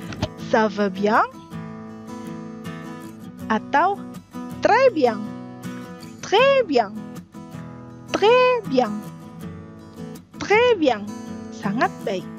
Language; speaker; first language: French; non-native, fluent; Indonesian